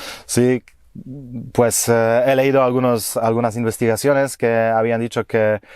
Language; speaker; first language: Spanish; non-native, fluent; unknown